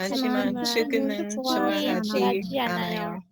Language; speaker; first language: Korean; non-native, learner; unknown